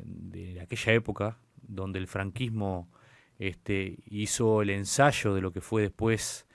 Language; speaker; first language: Spanish; native; Spanish